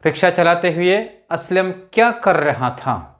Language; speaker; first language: Hindi; non-native, local second language; Malayalam